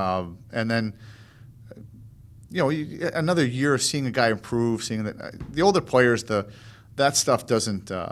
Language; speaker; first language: English; native; English